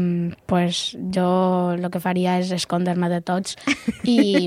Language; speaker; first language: Catalan; non-native, local second language; Spanish